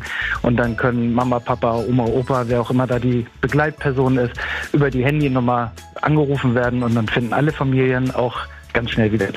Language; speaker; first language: German; native; German